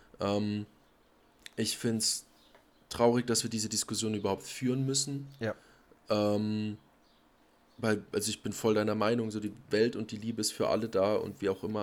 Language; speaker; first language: German; native; German